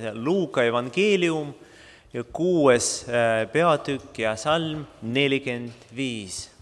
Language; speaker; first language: Estonian; non-native, local second language; Russian